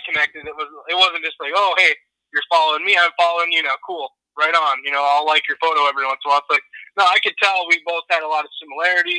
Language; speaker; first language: English; native; English